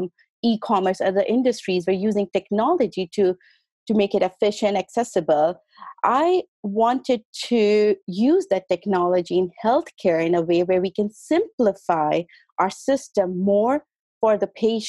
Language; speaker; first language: English; non-native, local second language; Hindi